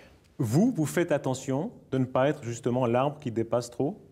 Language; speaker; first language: French; native; French